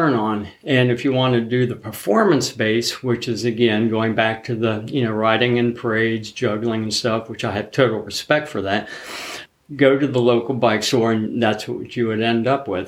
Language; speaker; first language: English; native; English